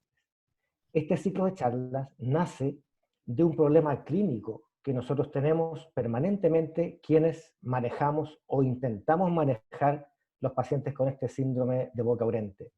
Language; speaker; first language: Spanish; native; Spanish